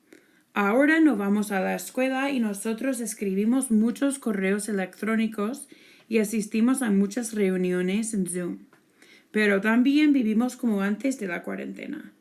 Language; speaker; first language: Spanish; non-native, fluent; English